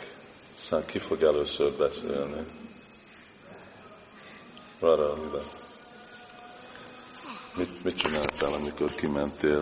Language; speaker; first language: Hungarian; non-native, fluent; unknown